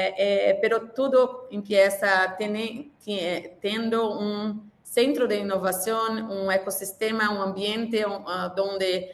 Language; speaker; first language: Spanish; non-native, learner; Portuguese